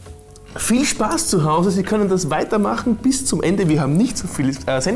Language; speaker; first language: German; native; German